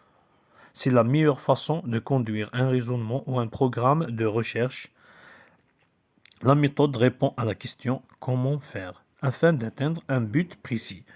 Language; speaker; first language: French; non-native, local second language; Kabyle